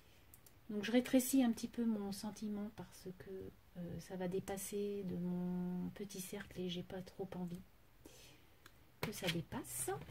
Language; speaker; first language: French; native; French